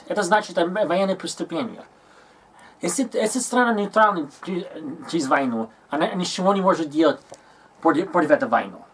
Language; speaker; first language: Russian; non-native, learner; Turkish